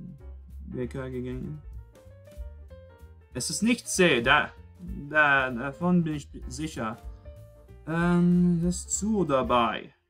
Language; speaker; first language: German; non-native, fluent; French